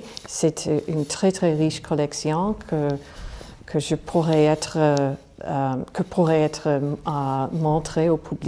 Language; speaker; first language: French; non-native, fluent; English